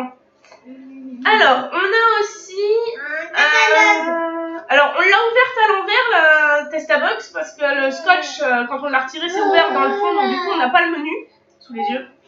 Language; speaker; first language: French; native; French